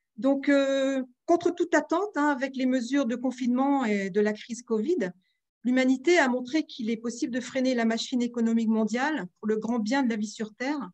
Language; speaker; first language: French; native; French